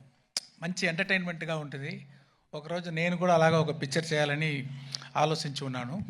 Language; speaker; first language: Telugu; non-native, fluent; Tamil